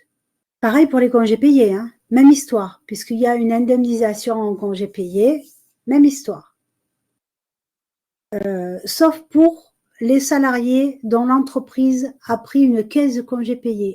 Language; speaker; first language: French; native; French